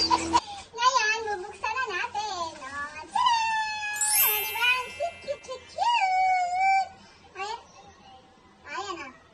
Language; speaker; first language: Filipino; non-native, local second language; Iloko